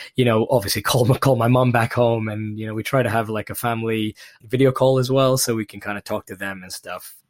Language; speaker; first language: English; non-native, local second language; Urdu